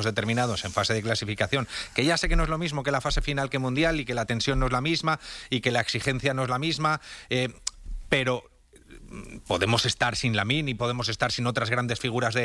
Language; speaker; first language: Spanish; native; Spanish